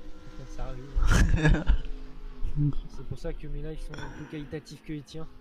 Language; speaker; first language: French; native; French